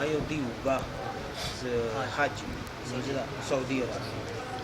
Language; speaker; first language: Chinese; non-native, learner; Punjabi